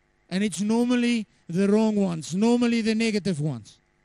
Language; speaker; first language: English; non-native, local second language; Afrikaans